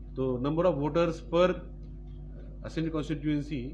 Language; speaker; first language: Hindi; non-native, local second language; Bangla